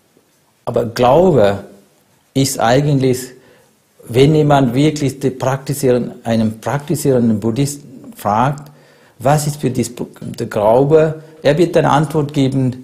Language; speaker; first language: German; non-native, fluent; Sinhala